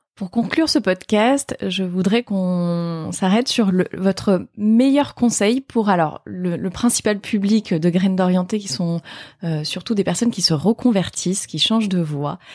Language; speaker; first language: French; native; French